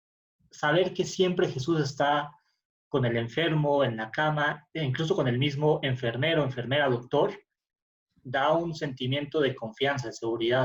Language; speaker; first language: Spanish; native; Spanish